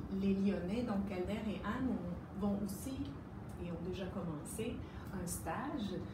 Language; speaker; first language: French; native; French